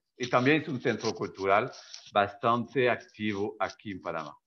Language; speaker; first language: Spanish; non-native, fluent; French